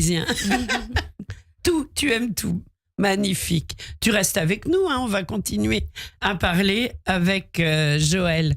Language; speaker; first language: French; native; French